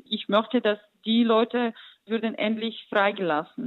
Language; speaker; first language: German; non-native, fluent; Russian